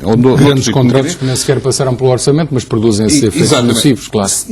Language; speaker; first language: Portuguese; native; Portuguese